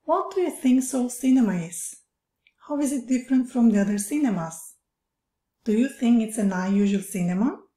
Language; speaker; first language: English; non-native, fluent; Turkish